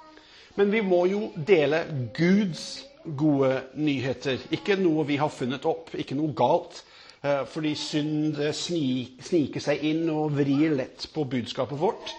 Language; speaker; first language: Norwegian; non-native, fluent; English